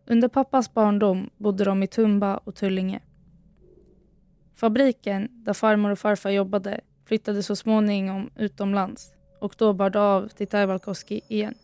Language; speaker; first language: Swedish; early bilingual, heritage; Finnish